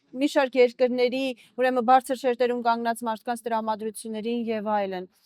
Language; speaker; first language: Armenian; native; Armenian